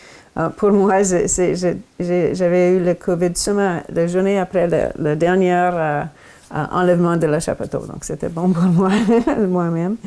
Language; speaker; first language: French; non-native, local second language; English